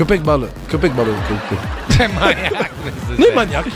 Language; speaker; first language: Turkish; non-native, learner; French